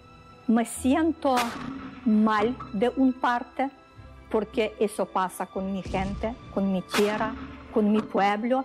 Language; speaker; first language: Spanish; non-native, learner; Ukrainian